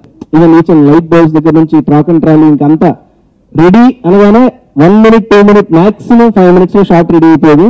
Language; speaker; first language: Telugu; native; Telugu